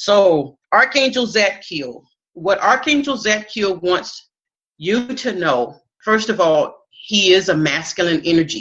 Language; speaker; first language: English; native; English